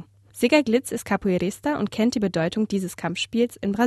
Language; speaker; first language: German; native; German